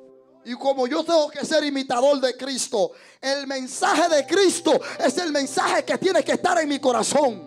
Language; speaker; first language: Spanish; native; Spanish